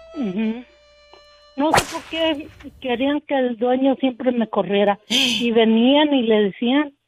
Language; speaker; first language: Spanish; native; Spanish